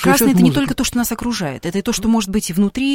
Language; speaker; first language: Russian; native; Russian